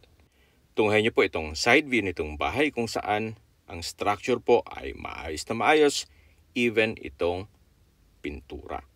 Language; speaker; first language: Filipino; native; Filipino